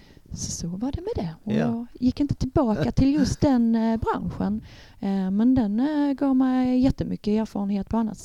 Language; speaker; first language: Swedish; native; Swedish